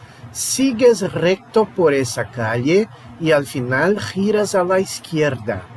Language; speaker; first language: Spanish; non-native, fluent; Portuguese